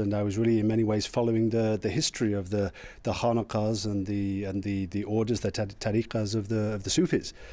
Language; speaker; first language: English; native; English